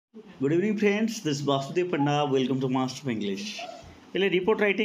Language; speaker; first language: English; non-native, local second language; Odia